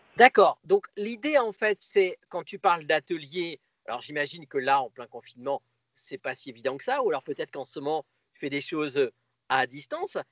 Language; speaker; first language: French; native; French